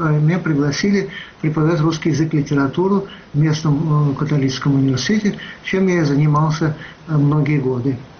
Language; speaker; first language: Russian; native; Russian